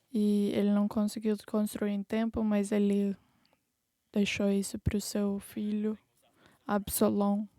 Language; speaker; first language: Portuguese; non-native, fluent; English